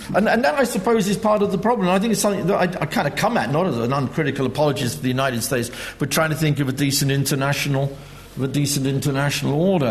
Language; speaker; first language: English; native; English